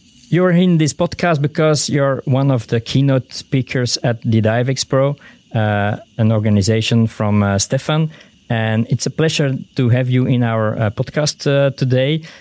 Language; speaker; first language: English; non-native, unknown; Dutch